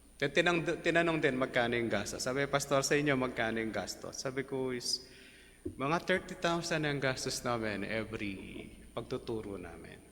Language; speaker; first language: Filipino; native; Filipino